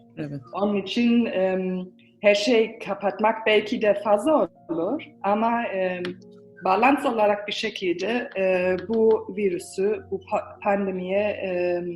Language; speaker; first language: Turkish; early bilingual, heritage; Turkish